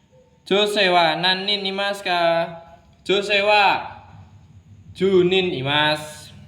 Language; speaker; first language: Japanese; non-native, learner; Indonesian